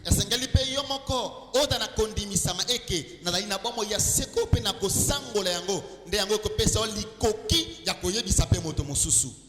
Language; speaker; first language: Lingala; native; Lingala